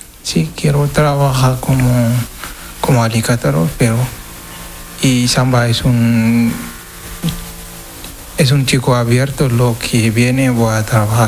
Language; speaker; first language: Spanish; non-native, learner; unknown